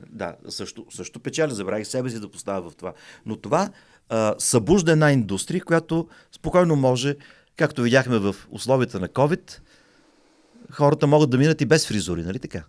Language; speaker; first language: Bulgarian; native; Bulgarian